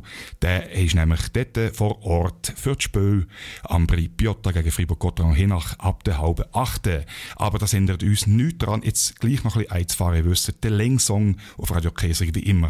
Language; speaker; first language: German; native; German